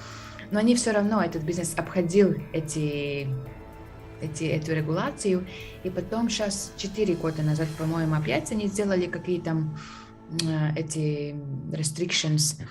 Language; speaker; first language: Russian; non-native, fluent; Latvian